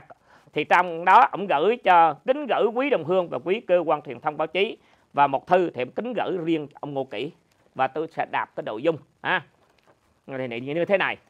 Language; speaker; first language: Vietnamese; native; Vietnamese